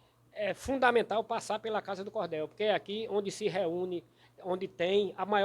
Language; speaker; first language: Portuguese; native; Portuguese